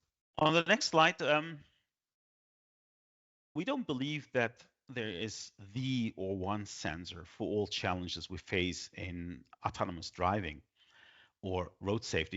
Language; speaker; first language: English; non-native, fluent; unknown